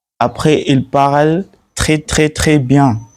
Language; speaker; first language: French; non-native, learner; Swahili